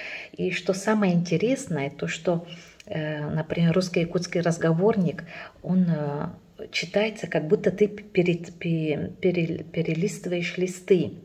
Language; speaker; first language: Russian; non-native, local second language; Yakut